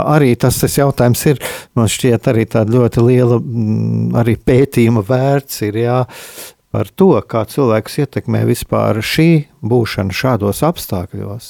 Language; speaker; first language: Latvian; native; Latvian